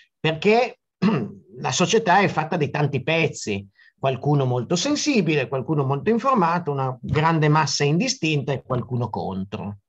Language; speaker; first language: Italian; native; Italian